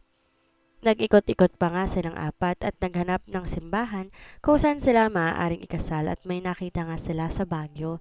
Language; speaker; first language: Filipino; native; Filipino